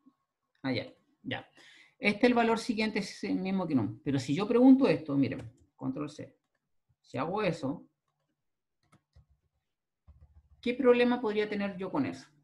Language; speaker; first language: Spanish; native; Spanish